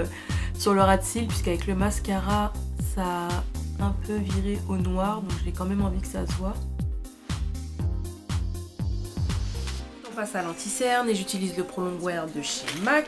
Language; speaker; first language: French; native; French